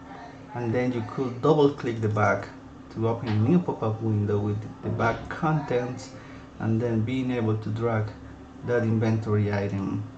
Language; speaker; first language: English; non-native, fluent; Spanish